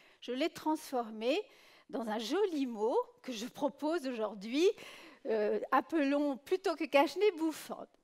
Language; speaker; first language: French; early bilingual, other home language; Spanish